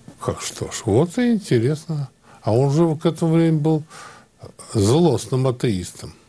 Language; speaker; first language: Russian; native; Russian